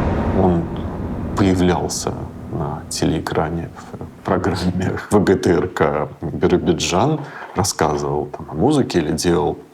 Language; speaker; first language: Russian; native; Russian